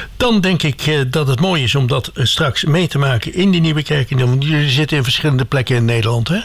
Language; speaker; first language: Dutch; native; Dutch